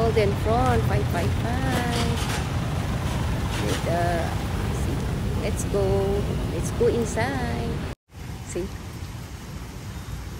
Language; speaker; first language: English; non-native, local second language; Filipino